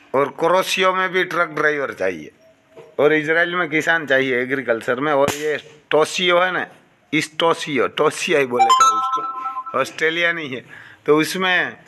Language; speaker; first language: Hindi; non-native, local second language; Gujarati